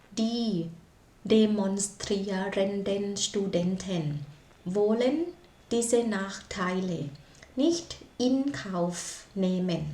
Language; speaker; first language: German; non-native, learner; Thai